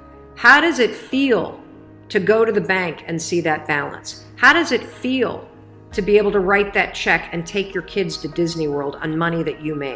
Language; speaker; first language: English; native; English